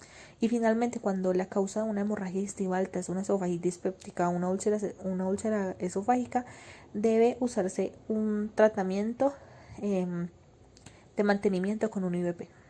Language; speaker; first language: Spanish; native; Spanish